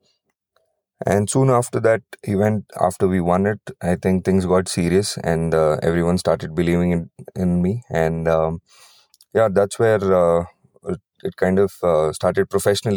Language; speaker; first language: English; non-native, local second language; Kannada